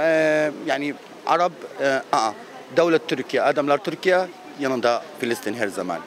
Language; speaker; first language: Turkish; non-native, learner; Arabic